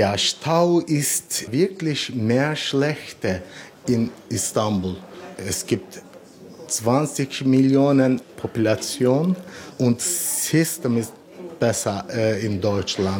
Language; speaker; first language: German; non-native, learner; Turkish